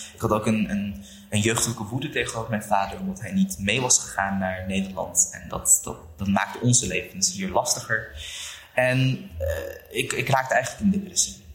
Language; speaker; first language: Dutch; early bilingual, other home language; Uyghur